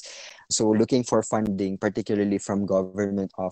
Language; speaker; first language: English; non-native, local second language; Cebuano